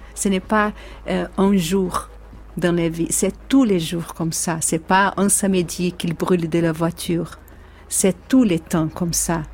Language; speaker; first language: French; non-native, fluent; Portuguese